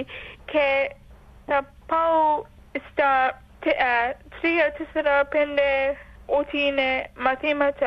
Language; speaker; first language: Greek; early bilingual, heritage; English